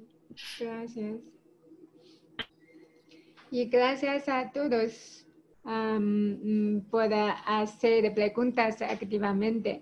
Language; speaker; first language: Spanish; non-native, learner; Chinese